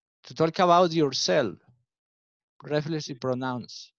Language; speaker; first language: English; non-native, learner; Spanish